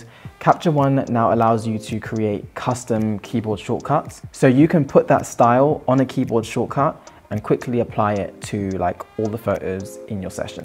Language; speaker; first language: English; native; English